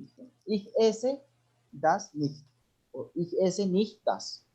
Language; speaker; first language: German; non-native, fluent; Spanish